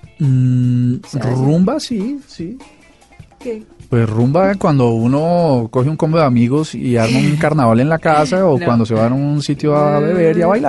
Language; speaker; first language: Spanish; native; Spanish